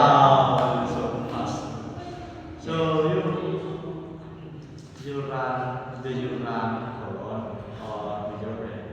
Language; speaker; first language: English; non-native, learner; Indonesian